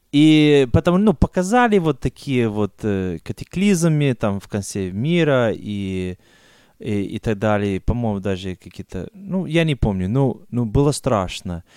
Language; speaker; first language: Russian; non-native, fluent; English